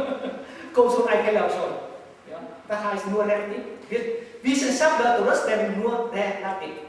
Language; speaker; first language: German; non-native, learner; Vietnamese